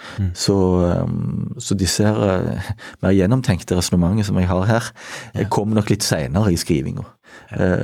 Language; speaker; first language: Norwegian; native; Norwegian